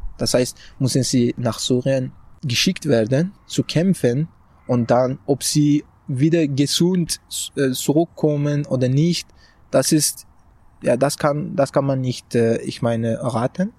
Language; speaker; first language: German; non-native, fluent; Persian